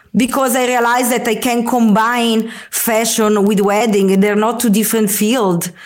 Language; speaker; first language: English; non-native, fluent; Italian